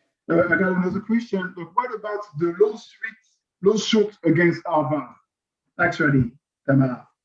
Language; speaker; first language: English; non-native, learner; French